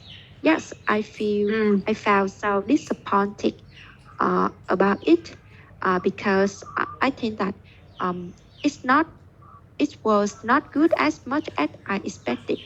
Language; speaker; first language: English; non-native, learner; Vietnamese